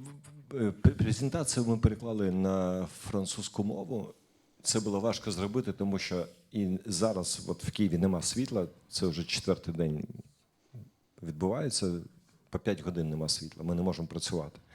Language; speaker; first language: Ukrainian; non-native, local second language; Russian